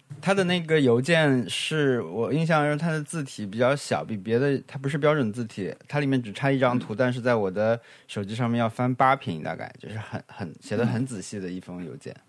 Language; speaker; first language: Chinese; native; Chinese